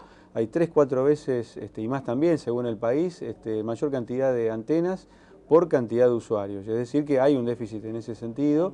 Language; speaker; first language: Spanish; native; Spanish